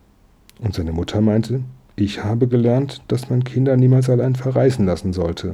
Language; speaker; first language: German; native; German